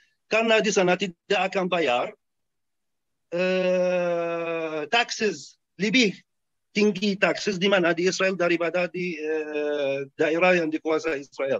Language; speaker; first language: Indonesian; non-native, fluent; Arabic